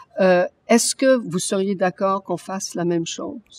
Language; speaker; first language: French; native; French